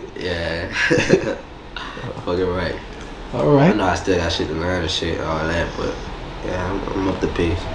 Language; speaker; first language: English; native; English